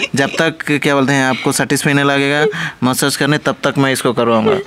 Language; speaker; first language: Hindi; non-native, local second language; Sadri